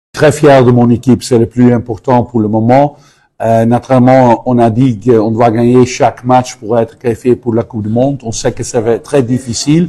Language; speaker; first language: French; non-native, fluent; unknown